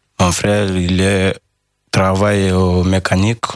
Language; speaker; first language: French; non-native, learner; Fula